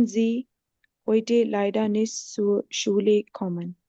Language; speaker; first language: German; non-native, learner; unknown